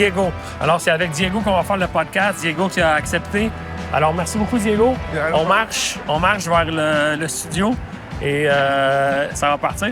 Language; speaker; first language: French; native; French